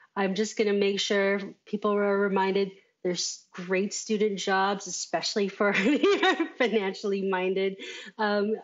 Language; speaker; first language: English; native; English